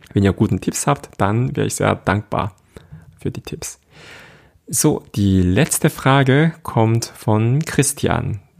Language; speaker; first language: German; non-native, fluent; Korean